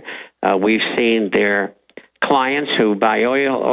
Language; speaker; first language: English; native; English